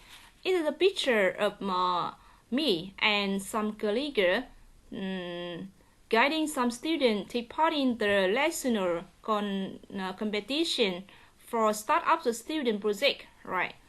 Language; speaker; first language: English; non-native, learner; Vietnamese